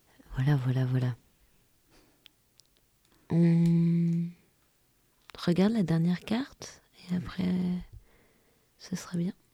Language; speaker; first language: French; native; French